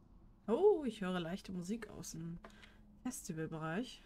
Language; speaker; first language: German; native; German